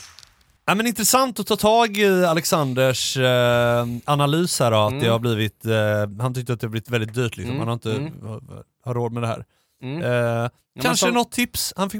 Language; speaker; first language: Swedish; native; Swedish